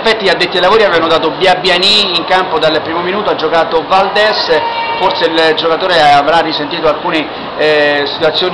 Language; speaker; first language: Italian; native; Italian